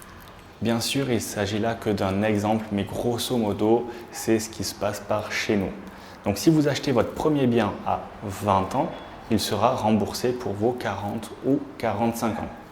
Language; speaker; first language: French; native; French